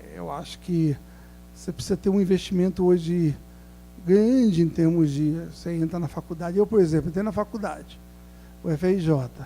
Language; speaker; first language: Portuguese; native; Portuguese